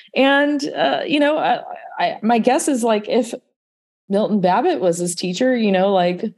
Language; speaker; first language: English; native; English